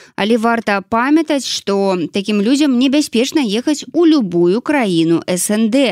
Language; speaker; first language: Belarusian; native; Belarusian